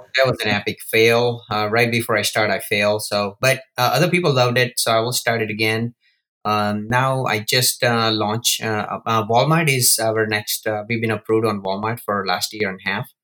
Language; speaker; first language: English; non-native, local second language; Gujarati